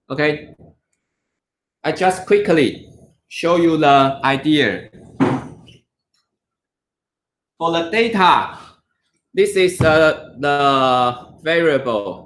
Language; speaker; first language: English; non-native, learner; Chinese